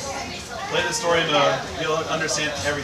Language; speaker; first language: English; native; English